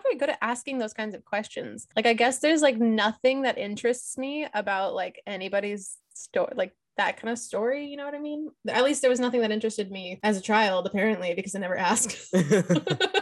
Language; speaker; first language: English; native; English